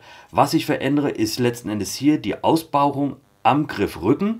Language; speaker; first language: German; native; German